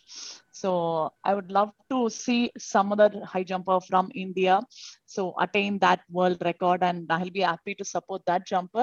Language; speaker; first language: English; non-native, local second language; Tamil